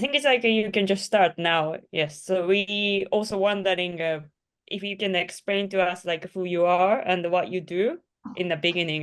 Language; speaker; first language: English; non-native, learner; Japanese